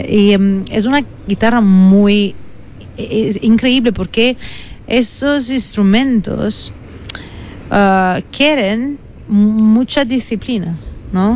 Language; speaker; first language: Spanish; non-native, fluent; Italian